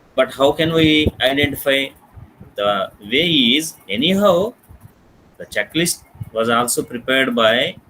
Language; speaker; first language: English; non-native, local second language; Telugu